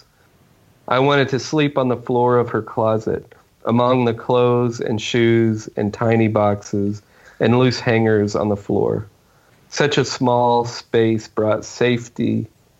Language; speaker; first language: English; native; English